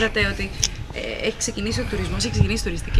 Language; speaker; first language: Greek; native; Greek